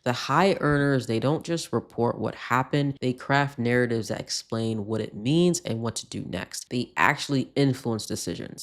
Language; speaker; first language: English; native; English